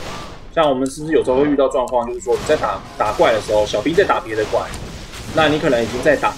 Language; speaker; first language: Chinese; native; Chinese